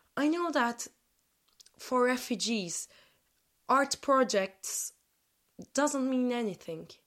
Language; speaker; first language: English; non-native, fluent; Turkish